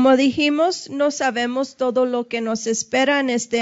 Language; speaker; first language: Spanish; non-native, fluent; English